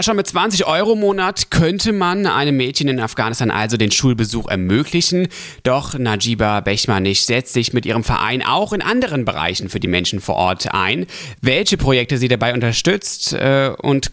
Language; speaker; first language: German; native; German